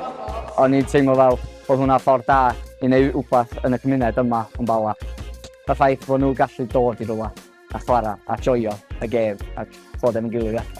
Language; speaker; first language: Welsh; native; Welsh